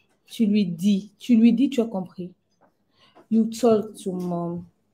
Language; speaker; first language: English; non-native, learner; Lingala